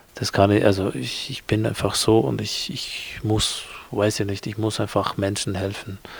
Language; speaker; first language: German; non-native, fluent; Albanian